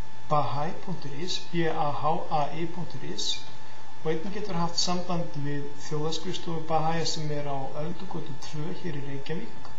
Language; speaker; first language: Icelandic; native; Icelandic